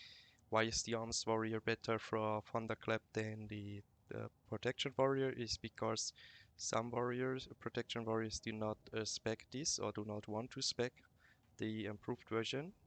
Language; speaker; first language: English; non-native, fluent; German